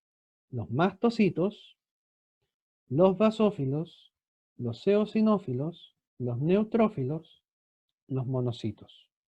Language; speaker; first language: Spanish; native; Spanish